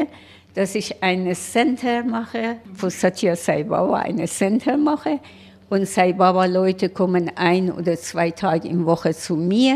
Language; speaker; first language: German; non-native, learner; Persian